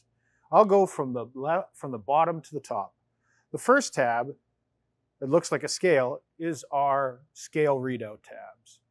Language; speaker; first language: English; native; English